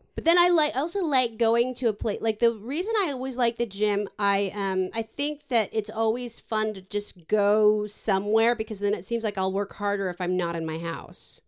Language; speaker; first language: English; native; English